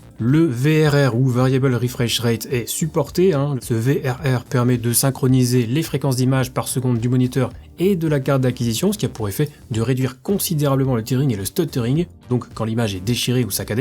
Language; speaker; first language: French; native; French